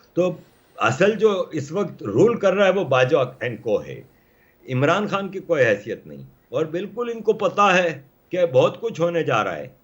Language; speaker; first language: Urdu; native; Urdu